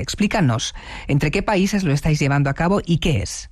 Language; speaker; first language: Spanish; native; Spanish